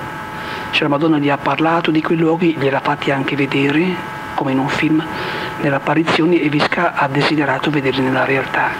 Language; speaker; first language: Italian; native; Italian